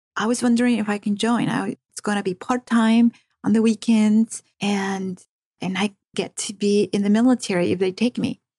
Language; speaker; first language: English; early bilingual, other home language; Spanish